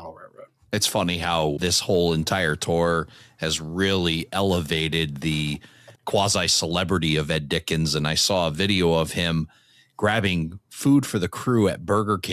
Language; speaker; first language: English; native; English